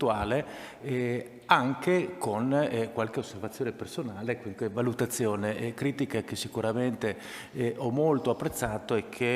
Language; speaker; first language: Italian; native; Italian